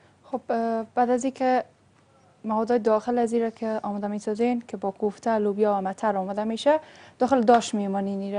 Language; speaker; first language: Persian; native; Persian